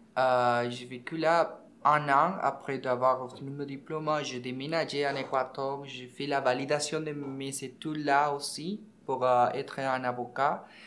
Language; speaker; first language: French; non-native, learner; Spanish